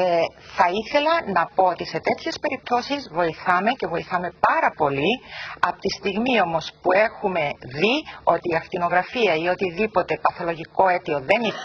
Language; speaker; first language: Greek; native; Greek